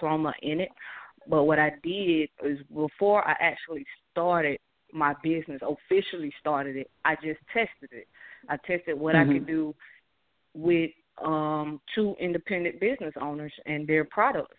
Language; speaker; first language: English; native; English